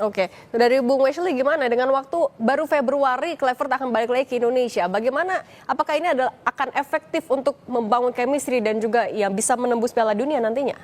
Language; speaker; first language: Indonesian; native; Indonesian